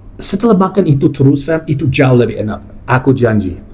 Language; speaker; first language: Indonesian; non-native, fluent; English